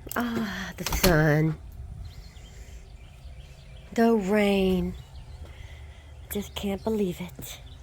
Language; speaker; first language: English; native; English